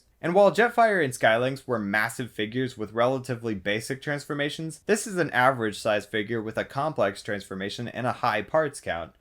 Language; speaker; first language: English; native; English